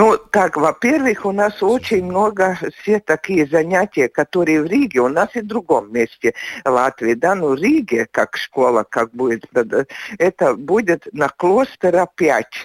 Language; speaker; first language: Russian; non-native, local second language; Latvian